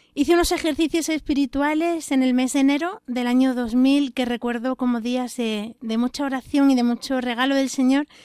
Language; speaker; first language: Spanish; native; Spanish